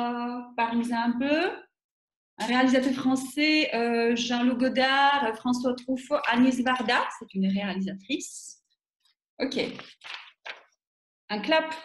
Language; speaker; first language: French; non-native, fluent; Slovak